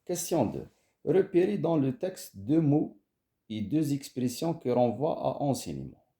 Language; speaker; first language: French; non-native, local second language; Arabic